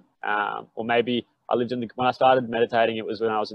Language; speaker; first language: English; native; English